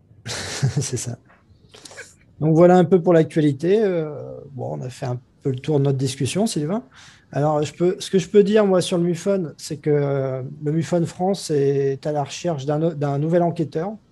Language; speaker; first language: French; native; French